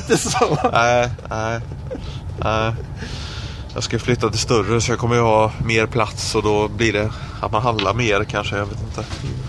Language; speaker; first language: Swedish; native; Swedish